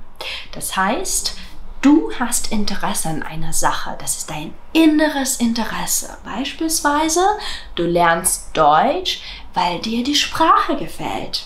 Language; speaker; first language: German; non-native, fluent; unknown